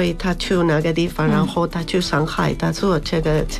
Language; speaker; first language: Chinese; non-native, learner; Spanish